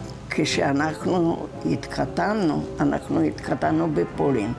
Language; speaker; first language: Hebrew; non-native, fluent; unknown